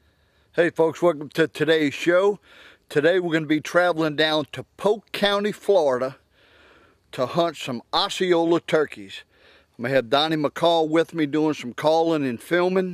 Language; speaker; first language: English; native; English